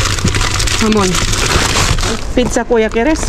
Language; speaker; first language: Spanish; non-native, learner; Filipino